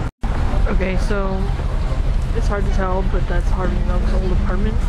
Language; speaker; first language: English; native; English